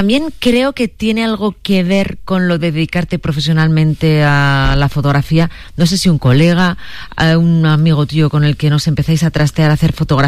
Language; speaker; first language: Spanish; native; Spanish